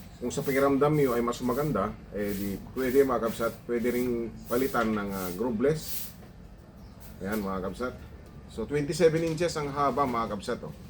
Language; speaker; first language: Filipino; non-native, local second language; Iloko